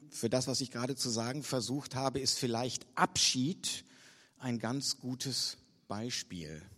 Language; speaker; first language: German; native; German